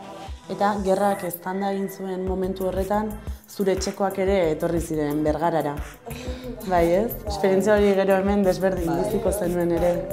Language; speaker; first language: Basque; native; Basque